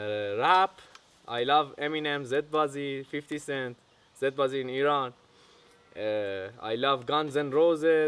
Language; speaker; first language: English; non-native, learner; Persian